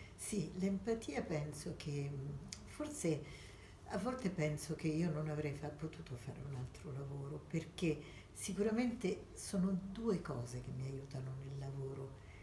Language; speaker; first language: Italian; early bilingual, other home language; Armenian